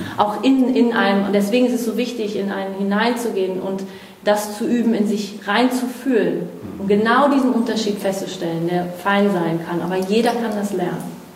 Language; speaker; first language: German; non-native, fluent; Portuguese